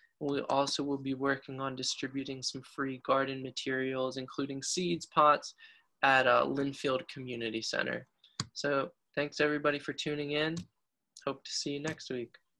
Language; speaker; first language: English; native; English